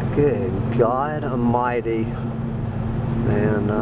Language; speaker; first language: English; native; English